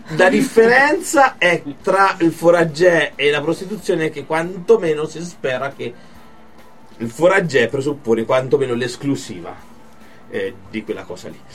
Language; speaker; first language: Italian; native; Italian